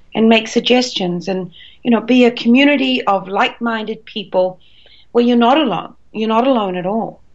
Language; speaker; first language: English; native; English